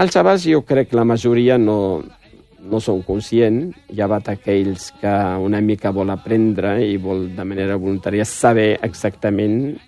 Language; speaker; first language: Catalan; non-native, fluent; Riffian